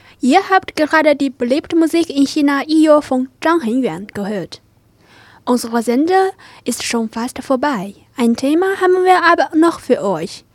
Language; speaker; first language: German; non-native, fluent; Chinese